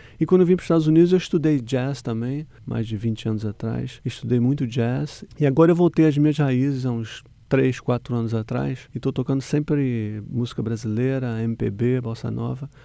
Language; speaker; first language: Portuguese; native; Portuguese